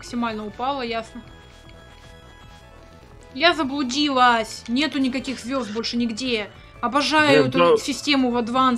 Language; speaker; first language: Russian; native; Russian